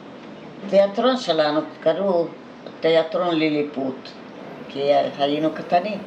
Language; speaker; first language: Hebrew; non-native, fluent; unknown